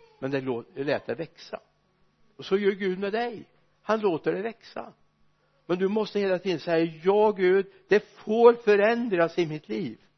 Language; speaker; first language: Swedish; native; Swedish